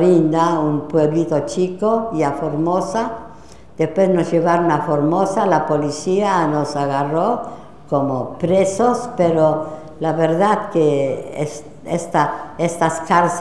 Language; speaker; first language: Spanish; non-native, fluent; Polish